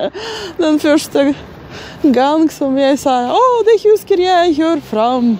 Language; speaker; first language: Norwegian; non-native, learner; Russian